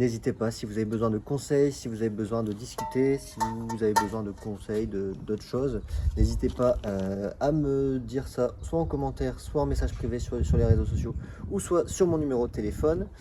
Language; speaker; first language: French; native; French